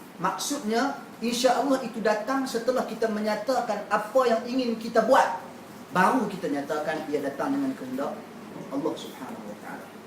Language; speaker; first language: Malay; native; Malay